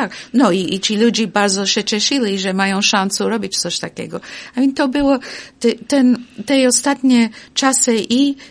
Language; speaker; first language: Polish; non-native, fluent; English